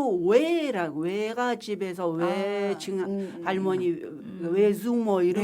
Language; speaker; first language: Korean; non-native, fluent; Mongolian